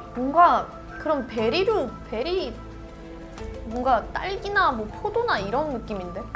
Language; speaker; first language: Korean; non-native, fluent; Russian